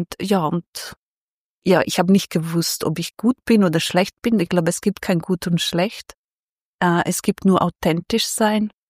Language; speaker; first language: German; non-native, fluent; Bosnian